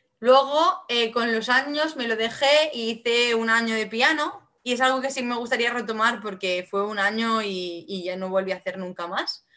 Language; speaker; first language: Spanish; non-native, local second language; Catalan